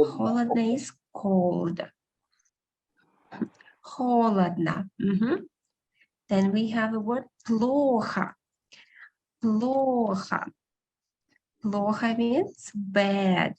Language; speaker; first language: Russian; non-native, fluent; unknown